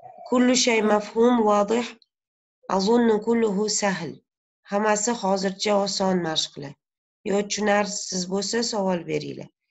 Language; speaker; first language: Arabic; non-native, fluent; Uzbek